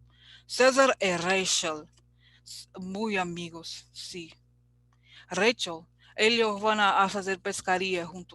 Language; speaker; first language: Spanish; non-native, learner; English